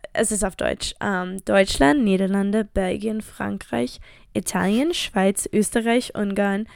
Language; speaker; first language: German; non-native, fluent; English